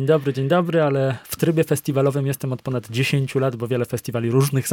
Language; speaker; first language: Polish; native; Polish